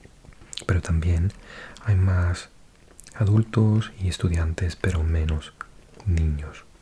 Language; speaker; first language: Spanish; non-native, fluent; English